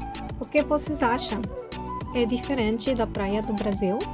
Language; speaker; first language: Portuguese; non-native, fluent; Korean